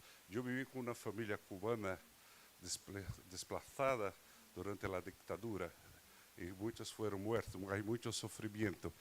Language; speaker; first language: Spanish; non-native, fluent; Portuguese